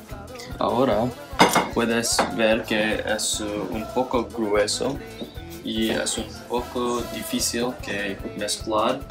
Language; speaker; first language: Spanish; non-native, learner; English